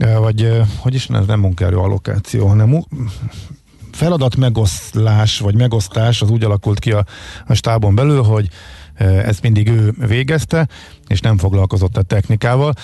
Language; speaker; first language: Hungarian; native; Hungarian